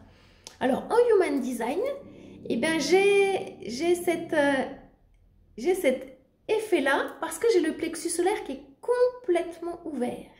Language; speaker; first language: French; native; French